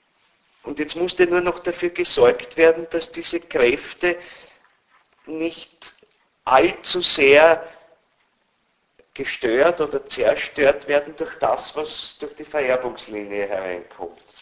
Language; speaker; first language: German; native; German